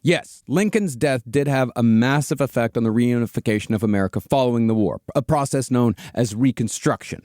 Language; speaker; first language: English; native; English